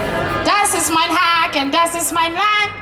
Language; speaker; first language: German; non-native, learner; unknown